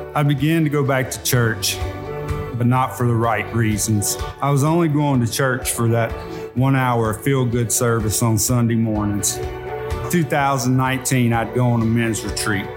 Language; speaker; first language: English; native; English